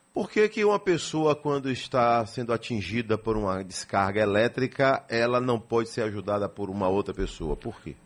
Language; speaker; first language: Portuguese; native; Portuguese